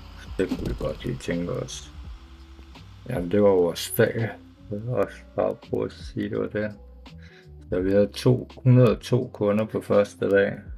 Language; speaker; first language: Danish; native; Danish